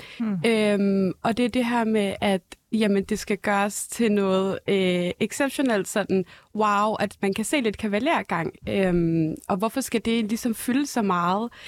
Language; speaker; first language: Danish; early bilingual, other home language; Arabic